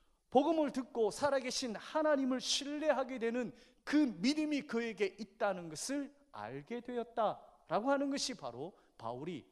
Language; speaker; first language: Korean; native; Korean